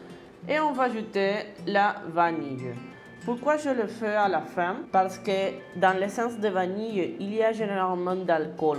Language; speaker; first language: French; non-native, learner; Spanish